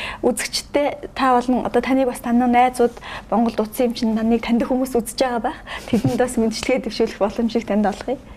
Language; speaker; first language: Mongolian; native; Mongolian